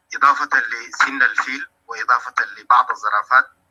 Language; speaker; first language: Arabic; native; Arabic